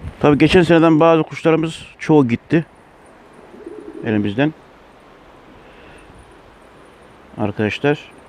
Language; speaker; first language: Turkish; native; Turkish